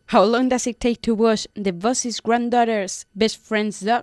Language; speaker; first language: English; non-native, fluent; Spanish